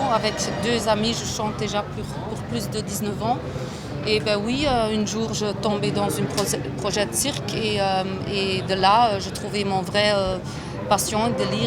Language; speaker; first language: French; non-native, fluent; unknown